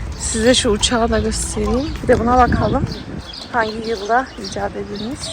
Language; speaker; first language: Turkish; early bilingual, heritage; Turkish